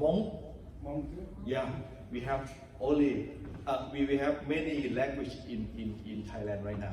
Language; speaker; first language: English; non-native, learner; Thai